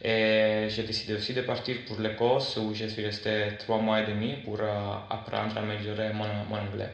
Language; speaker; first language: French; non-native, fluent; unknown